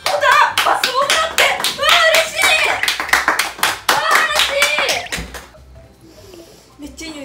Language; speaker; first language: Japanese; native; Japanese